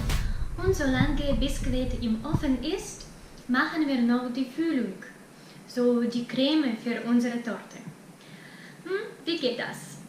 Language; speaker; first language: German; non-native, fluent; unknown